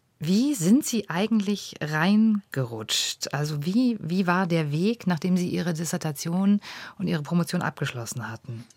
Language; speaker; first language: German; native; German